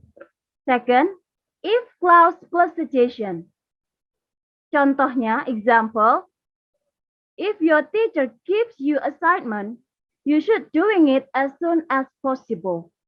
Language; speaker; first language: English; non-native, fluent; Indonesian